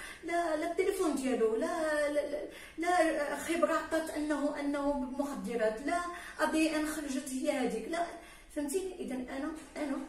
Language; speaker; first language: Arabic; native; Arabic